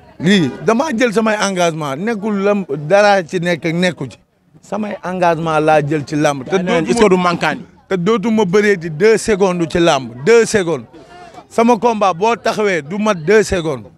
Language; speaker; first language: Wolof; native; Wolof